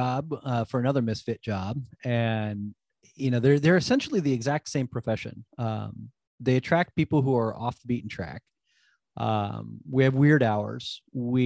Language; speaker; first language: English; native; English